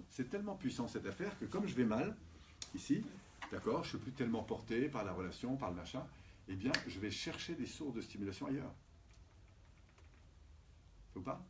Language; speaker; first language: French; native; French